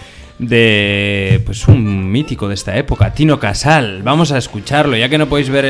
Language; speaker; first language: Spanish; native; Spanish